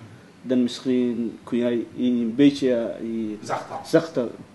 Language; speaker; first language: Dutch; non-native, learner; Somali